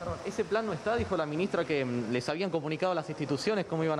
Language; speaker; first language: Spanish; native; Spanish